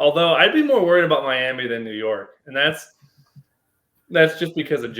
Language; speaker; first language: English; native; English